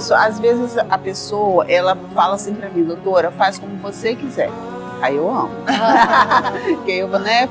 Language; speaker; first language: Portuguese; native; Portuguese